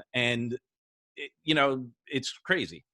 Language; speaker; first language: English; native; English